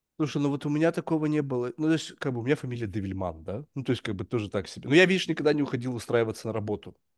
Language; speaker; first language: Russian; native; Russian